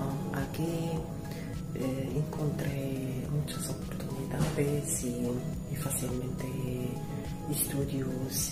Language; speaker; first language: Spanish; non-native, learner; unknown